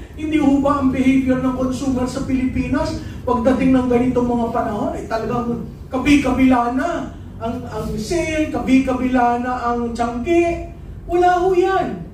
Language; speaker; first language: Filipino; native; Filipino